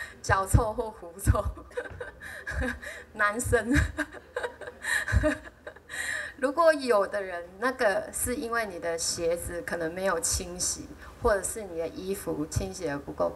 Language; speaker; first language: Chinese; native; Chinese